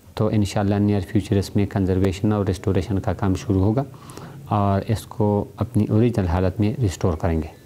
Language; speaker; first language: Urdu; non-native, local second language; Pashto